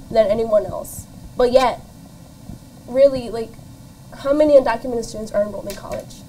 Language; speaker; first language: English; native; English